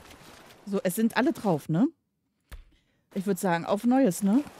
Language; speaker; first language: German; native; German